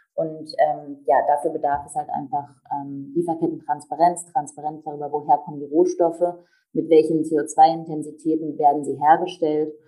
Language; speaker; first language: German; native; German